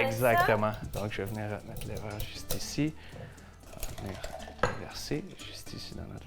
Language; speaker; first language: French; native; French